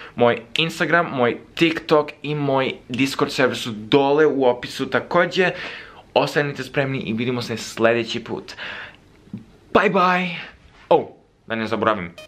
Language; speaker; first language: Serbian; early bilingual, heritage; Serbian